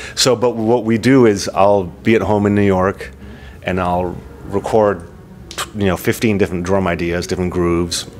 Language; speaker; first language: English; native; English